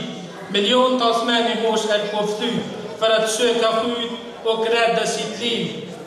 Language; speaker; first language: Swedish; non-native, fluent; Uyghur